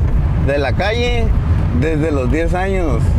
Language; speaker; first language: Spanish; native; Spanish